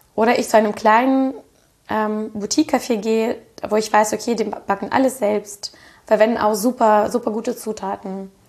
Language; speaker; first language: German; non-native, fluent; Russian